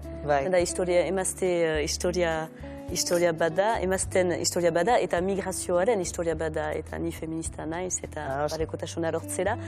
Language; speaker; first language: Basque; non-native, local second language; French